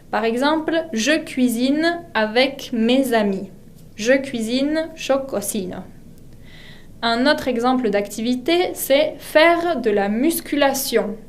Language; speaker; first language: French; non-native, fluent; Spanish